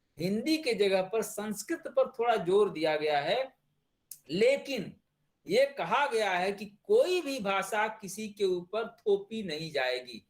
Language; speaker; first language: Hindi; native; Hindi